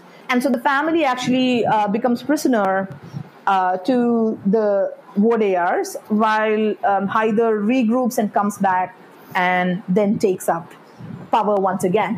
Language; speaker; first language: English; non-native, local second language; Malayalam